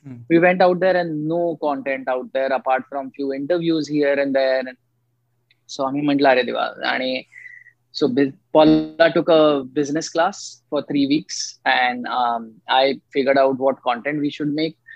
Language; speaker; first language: English; non-native, local second language; Marathi